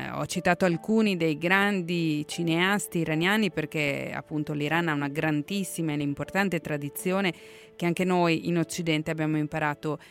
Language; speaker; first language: Italian; native; Italian